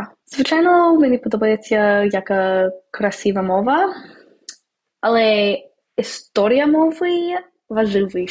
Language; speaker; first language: Ukrainian; non-native, learner; English